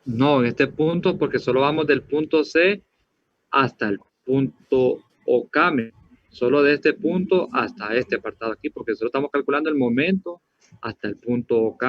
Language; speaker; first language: Spanish; native; Spanish